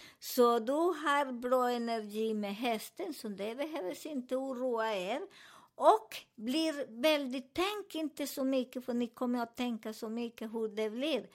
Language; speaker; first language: Swedish; non-native, learner; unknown